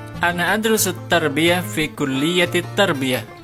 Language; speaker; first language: Arabic; non-native, fluent; Indonesian